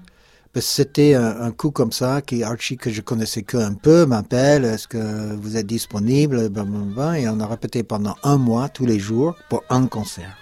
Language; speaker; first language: French; non-native, fluent; English